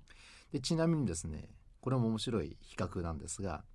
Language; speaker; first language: Japanese; native; Japanese